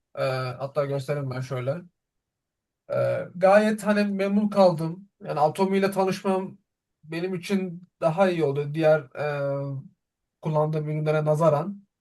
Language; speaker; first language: Turkish; native; Turkish